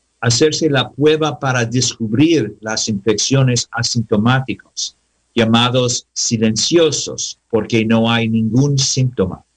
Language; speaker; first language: Spanish; non-native, learner; English